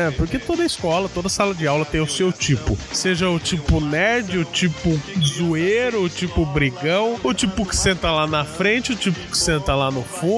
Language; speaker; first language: Portuguese; native; Portuguese